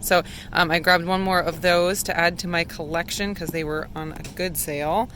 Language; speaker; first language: English; native; English